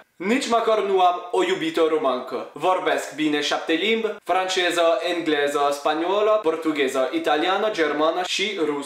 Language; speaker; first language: Romanian; non-native, learner; French